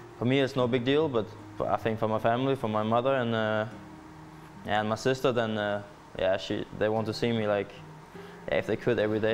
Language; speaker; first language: English; non-native, fluent; Danish